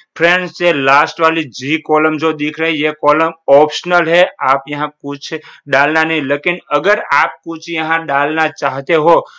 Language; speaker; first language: Hindi; non-native, local second language; Gujarati